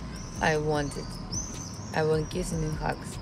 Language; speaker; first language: English; non-native, learner; Russian